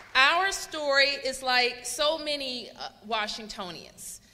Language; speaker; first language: English; native; English